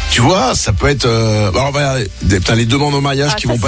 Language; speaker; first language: French; native; French